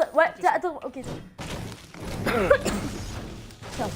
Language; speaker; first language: French; native; French